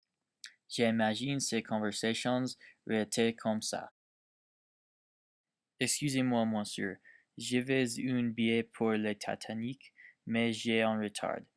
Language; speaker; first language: French; non-native, learner; English